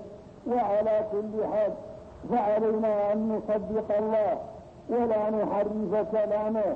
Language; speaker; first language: Arabic; native; Arabic